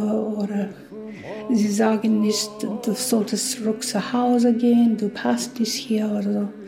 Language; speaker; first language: German; non-native, learner; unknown